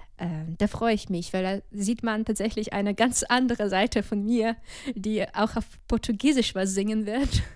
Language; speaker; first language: German; non-native, fluent; Ukrainian